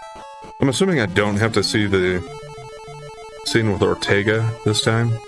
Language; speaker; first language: English; native; English